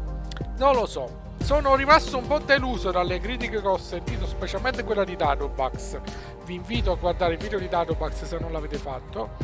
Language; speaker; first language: Italian; native; Italian